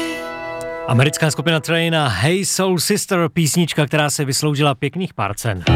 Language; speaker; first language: Czech; native; Czech